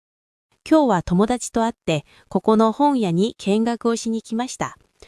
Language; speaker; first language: Japanese; non-native, fluent; Korean